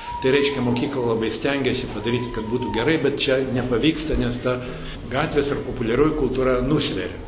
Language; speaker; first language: Lithuanian; early bilingual, heritage; Lithuanian